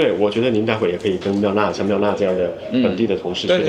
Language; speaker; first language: Chinese; native; Chinese